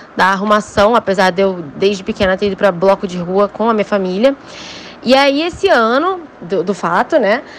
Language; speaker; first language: Portuguese; native; Portuguese